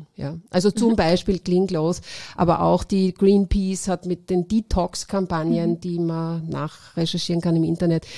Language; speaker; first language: German; native; German